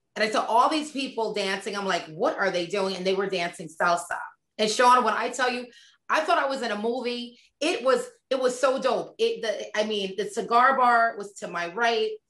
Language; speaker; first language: English; native; English